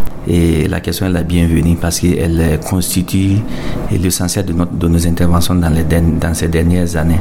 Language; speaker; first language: French; non-native, local second language; Mossi